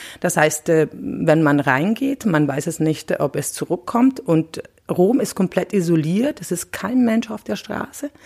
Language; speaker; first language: German; non-native, fluent; Italian